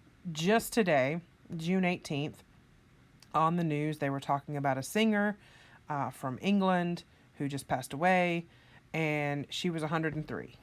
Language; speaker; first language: English; native; English